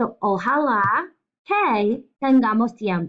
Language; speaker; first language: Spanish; non-native, fluent; English